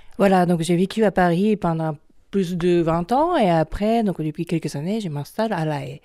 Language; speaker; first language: French; non-native, fluent; Japanese